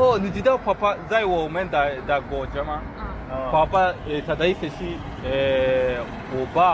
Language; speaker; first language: Chinese; non-native, learner; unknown